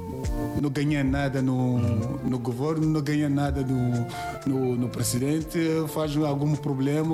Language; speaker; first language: Portuguese; non-native, learner; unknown